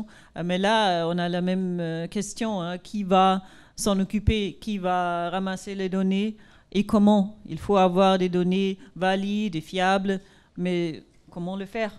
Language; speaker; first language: French; non-native, fluent; German